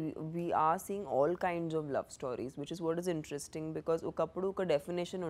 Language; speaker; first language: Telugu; non-native, fluent; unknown